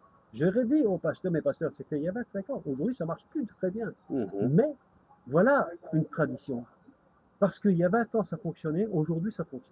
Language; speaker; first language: French; native; French